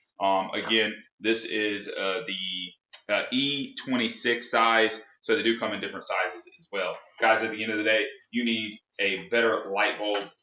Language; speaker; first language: English; native; English